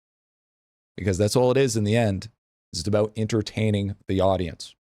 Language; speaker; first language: English; native; English